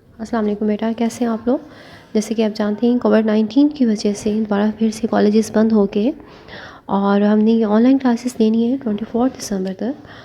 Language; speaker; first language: Urdu; non-native, local second language; Punjabi